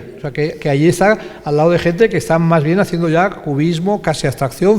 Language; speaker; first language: Spanish; native; Spanish